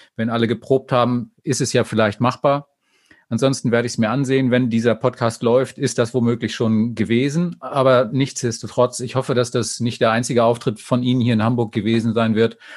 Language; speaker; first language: German; native; German